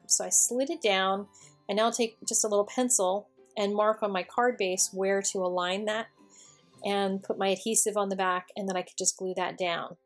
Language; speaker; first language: English; native; English